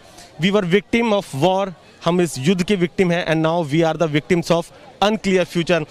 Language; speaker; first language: Hindi; native; Hindi